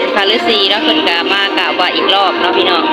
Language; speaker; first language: Thai; non-native, local second language; Lao